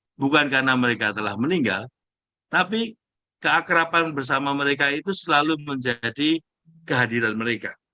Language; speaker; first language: Indonesian; native; Indonesian